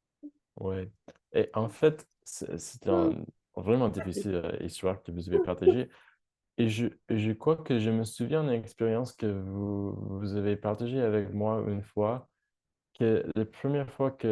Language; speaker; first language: French; non-native, fluent; English